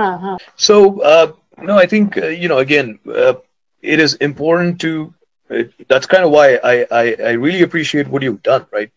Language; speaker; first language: English; non-native, local second language; Hindi